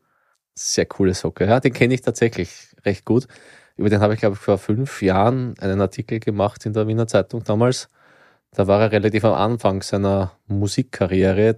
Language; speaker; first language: German; native; German